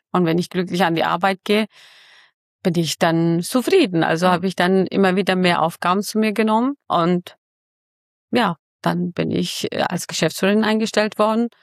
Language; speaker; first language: German; early bilingual, other home language; Kurdish